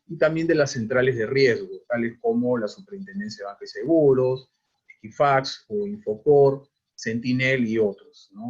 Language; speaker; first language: Spanish; native; Spanish